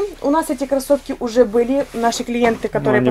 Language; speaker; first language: Russian; native; Russian